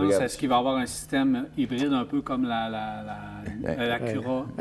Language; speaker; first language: French; native; French